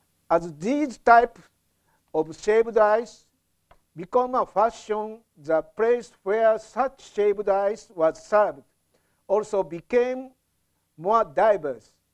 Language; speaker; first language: English; non-native, fluent; Japanese